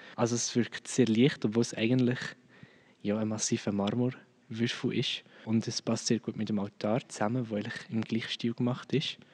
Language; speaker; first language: German; native; German